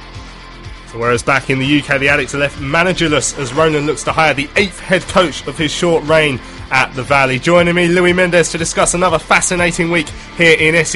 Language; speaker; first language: English; native; English